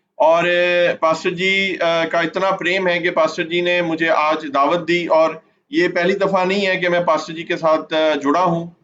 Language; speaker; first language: Urdu; non-native, local second language; Punjabi